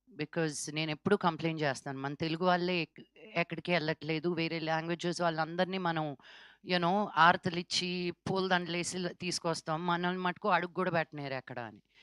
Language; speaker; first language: Telugu; native; Telugu